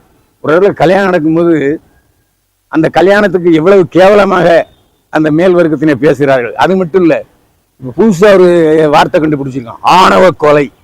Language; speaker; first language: Tamil; native; Tamil